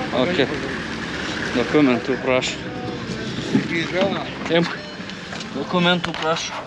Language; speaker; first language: Russian; non-native, learner; Lithuanian